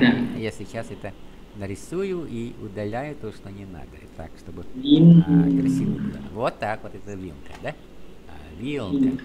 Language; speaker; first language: Russian; non-native, fluent; Vietnamese